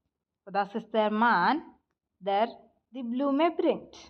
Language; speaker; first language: German; non-native, learner; Malayalam